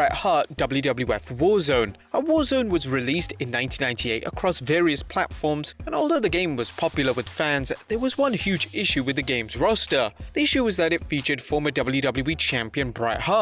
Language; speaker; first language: English; native; English